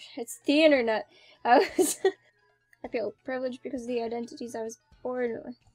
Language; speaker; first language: English; native; English